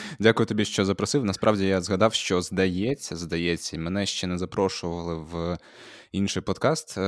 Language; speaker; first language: Ukrainian; non-native, local second language; Russian